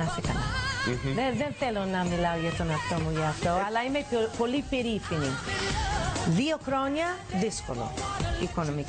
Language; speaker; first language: Greek; early bilingual, heritage; English